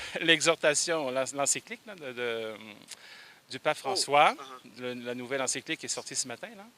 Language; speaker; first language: French; native; French